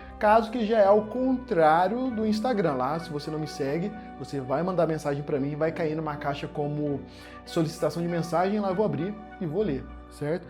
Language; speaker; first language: Portuguese; native; Portuguese